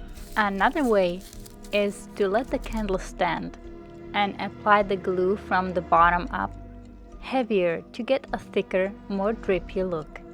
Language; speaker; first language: English; non-native, fluent; Czech